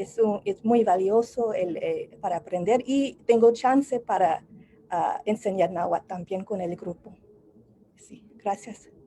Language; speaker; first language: Spanish; non-native, learner; English